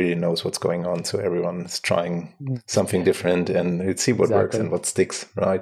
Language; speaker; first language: English; non-native, fluent; German